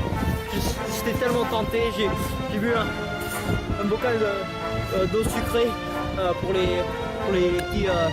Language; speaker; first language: French; non-native, learner; English